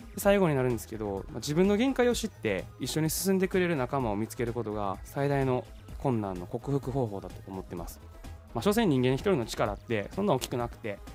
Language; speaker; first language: Japanese; native; Japanese